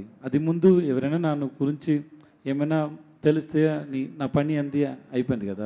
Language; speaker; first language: Telugu; non-native, learner; Tamil